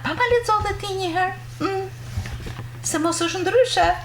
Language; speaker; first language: Albanian; native; Albanian